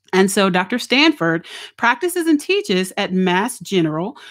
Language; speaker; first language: English; native; English